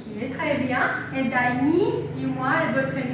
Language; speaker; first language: French; non-native, fluent; Spanish